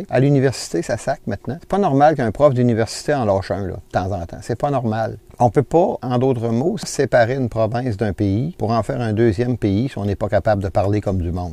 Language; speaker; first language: French; native; French